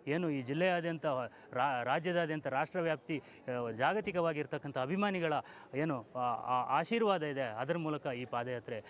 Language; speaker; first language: Kannada; non-native, local second language; Kodava